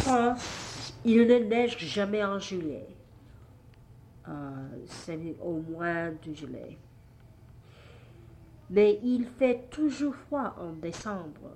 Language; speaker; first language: French; non-native, learner; English